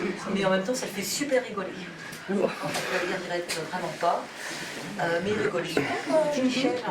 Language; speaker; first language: French; native; French